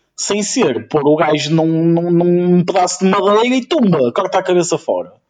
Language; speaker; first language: Portuguese; non-native, fluent; Ukrainian